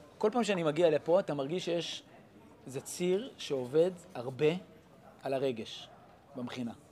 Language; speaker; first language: Hebrew; native; Hebrew